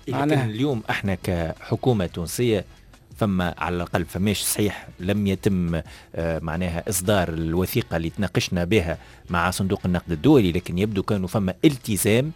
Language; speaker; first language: Arabic; native; Arabic